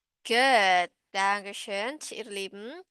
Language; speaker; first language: German; non-native, learner; Indonesian